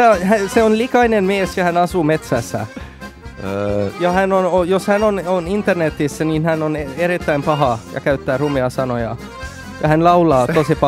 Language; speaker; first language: Finnish; non-native, learner; Swedish